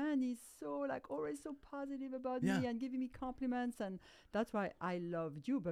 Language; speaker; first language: English; non-native, fluent; French